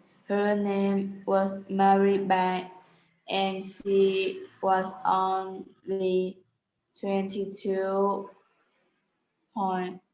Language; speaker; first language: English; non-native, learner; Vietnamese